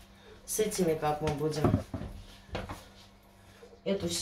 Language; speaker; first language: Russian; native; Russian